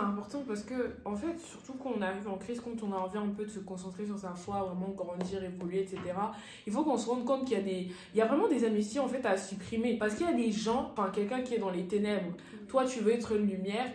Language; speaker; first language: French; native; French